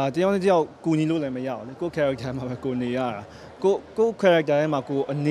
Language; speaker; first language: Burmese; native; Burmese